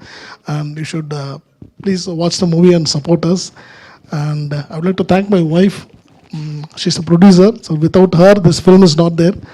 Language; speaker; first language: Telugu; non-native, learner; Tamil